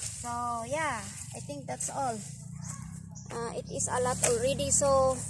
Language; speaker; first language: English; non-native, learner; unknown